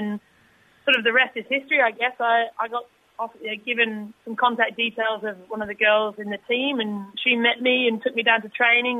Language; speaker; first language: English; native; English